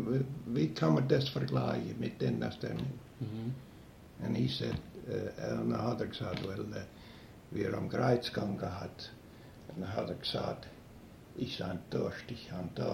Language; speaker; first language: German; early bilingual, heritage; German